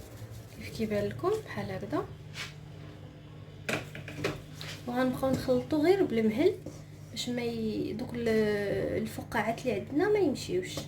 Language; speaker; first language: Arabic; native; Arabic